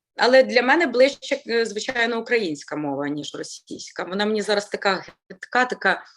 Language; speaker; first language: Ukrainian; native; Ukrainian